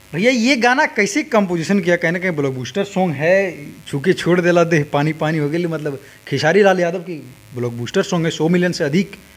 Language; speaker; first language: Hindi; native; Hindi